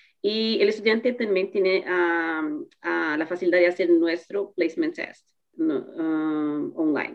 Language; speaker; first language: Spanish; non-native, learner; Portuguese